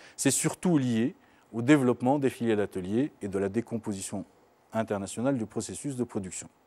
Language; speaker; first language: French; non-native, local second language; Arabic